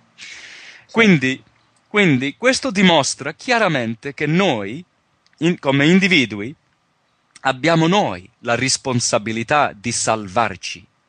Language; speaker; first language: Italian; early bilingual, heritage; Italian